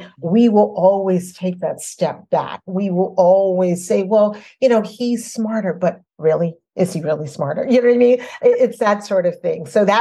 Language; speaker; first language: English; native; English